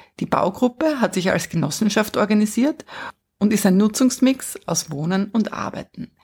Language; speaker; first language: German; native; German